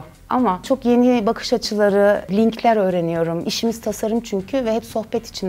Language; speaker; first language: Turkish; native; Turkish